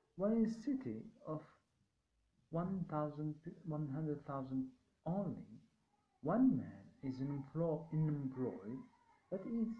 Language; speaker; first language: English; non-native, fluent; Arabic